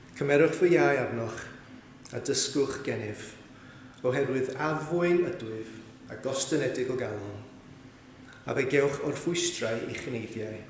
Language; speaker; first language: Welsh; native; Welsh